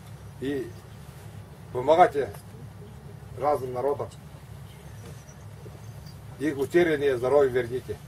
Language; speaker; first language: Russian; non-native, local second language; Tuvinian